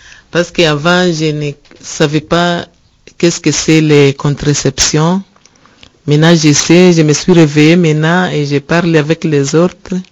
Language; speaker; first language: French; non-native, learner; Rundi